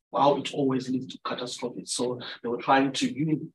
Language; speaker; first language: English; non-native, local second language; Shona